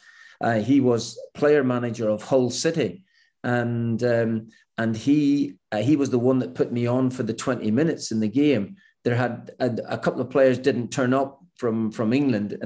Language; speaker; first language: English; native; English